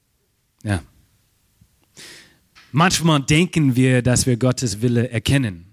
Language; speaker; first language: German; non-native, fluent; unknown